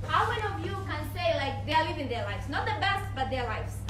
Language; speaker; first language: English; non-native, local second language; Swahili